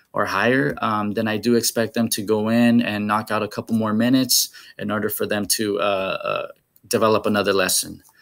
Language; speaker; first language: English; early bilingual, other home language; Spanish